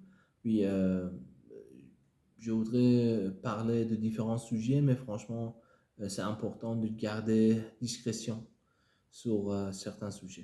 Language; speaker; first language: French; non-native, fluent; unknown